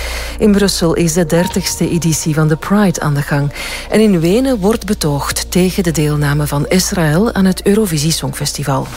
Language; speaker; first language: Dutch; native; Dutch